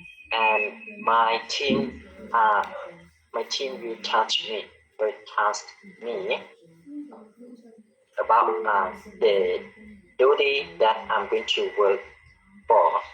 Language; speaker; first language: English; non-native, learner; Khmer